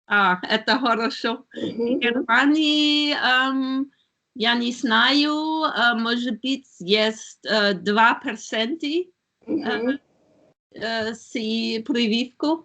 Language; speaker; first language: Russian; non-native, learner; German